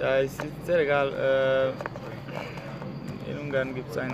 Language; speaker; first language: German; non-native, learner; Hungarian